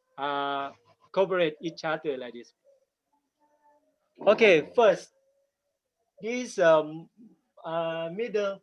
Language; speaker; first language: English; non-native, learner; Thai